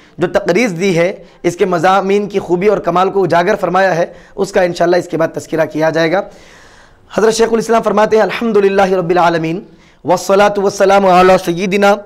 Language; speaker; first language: Urdu; native; Urdu